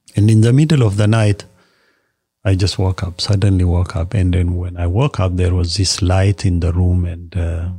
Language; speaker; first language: English; non-native, fluent; Amharic